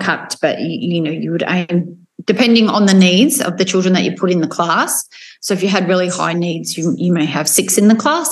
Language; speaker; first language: English; native; English